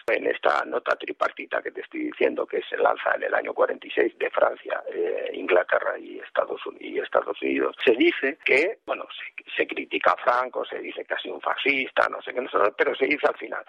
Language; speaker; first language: Spanish; native; Spanish